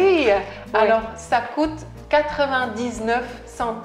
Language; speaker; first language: French; non-native, fluent; Estonian